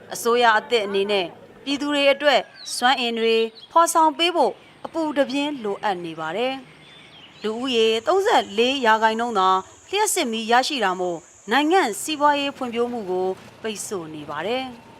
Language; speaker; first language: Burmese; native; Burmese